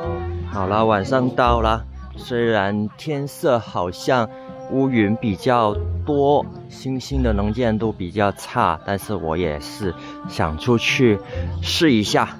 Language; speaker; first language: Chinese; non-native, local second language; Cantonese